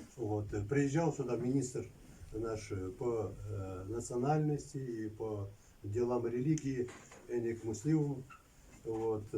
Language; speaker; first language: Russian; non-native, local second language; Lezghian